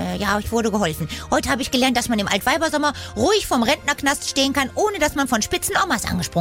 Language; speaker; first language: German; native; German